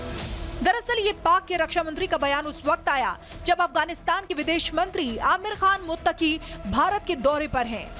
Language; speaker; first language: Hindi; native; Hindi